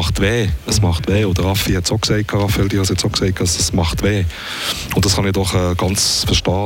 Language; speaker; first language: German; native; German